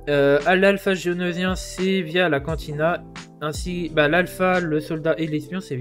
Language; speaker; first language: French; native; French